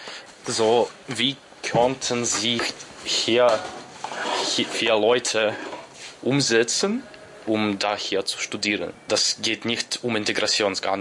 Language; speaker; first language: German; non-native, learner; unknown